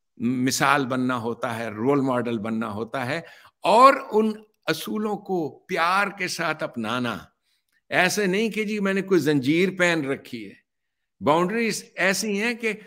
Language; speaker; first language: Urdu; native; Urdu